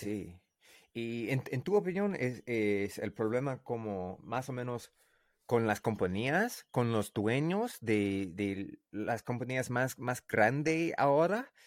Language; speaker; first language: Spanish; non-native, learner; English